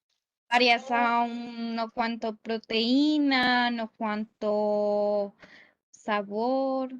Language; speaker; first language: Portuguese; non-native, learner; Spanish